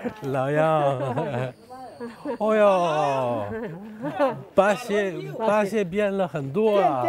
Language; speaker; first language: Chinese; non-native, fluent; French